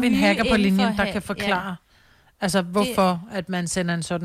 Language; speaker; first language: Danish; native; Danish